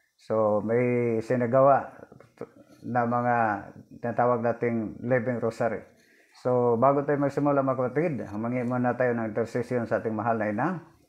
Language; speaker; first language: Filipino; non-native, local second language; Cebuano